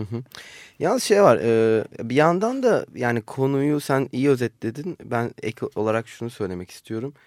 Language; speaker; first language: Turkish; native; Turkish